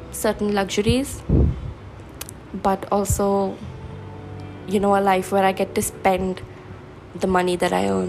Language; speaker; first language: English; non-native, local second language; Hindi